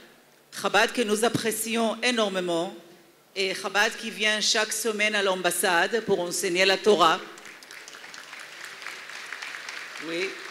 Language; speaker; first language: French; non-native, fluent; Hebrew